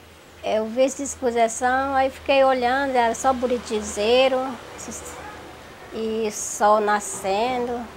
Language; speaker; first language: Portuguese; non-native, local second language; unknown